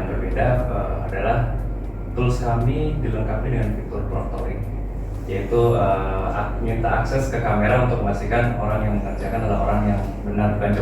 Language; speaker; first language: Indonesian; native; Indonesian